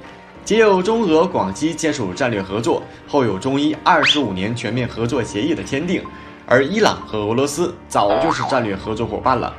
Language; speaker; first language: Chinese; native; Chinese